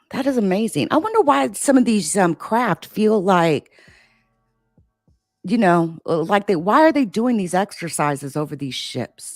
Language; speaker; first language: English; native; English